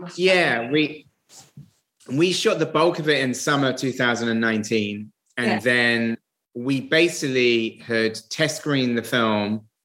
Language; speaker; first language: English; native; English